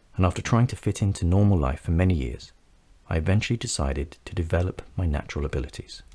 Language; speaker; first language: English; native; English